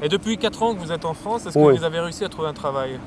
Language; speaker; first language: French; native; French